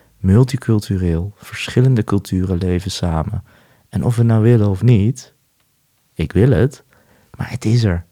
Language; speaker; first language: Dutch; native; Dutch